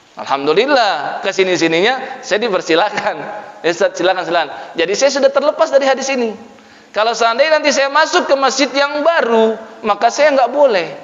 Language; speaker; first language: Indonesian; native; Indonesian